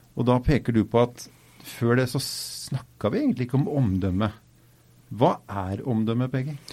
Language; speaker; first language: Norwegian; native; Norwegian